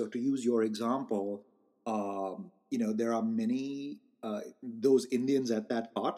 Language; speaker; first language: English; non-native, local second language; Hindi